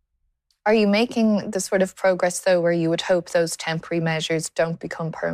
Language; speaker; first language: English; native; English